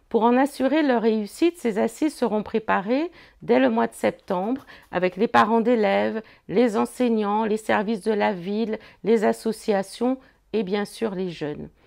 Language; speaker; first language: French; native; French